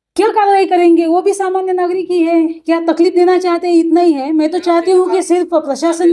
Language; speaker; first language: Hindi; non-native, local second language; Marathi